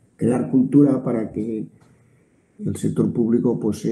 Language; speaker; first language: Spanish; native; Spanish